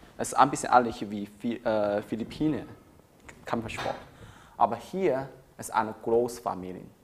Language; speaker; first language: German; non-native, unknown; Chinese